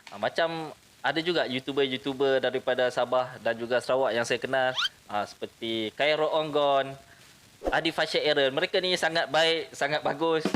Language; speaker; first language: Malay; native; Malay